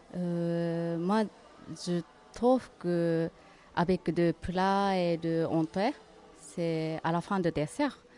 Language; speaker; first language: French; non-native, learner; Japanese